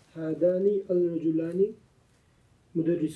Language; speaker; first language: Arabic; non-native, learner; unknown